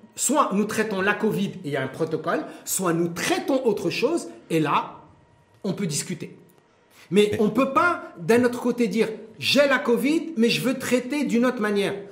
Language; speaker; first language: French; non-native, local second language; Arabic